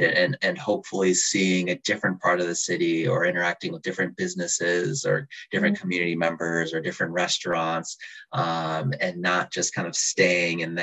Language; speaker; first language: English; native; English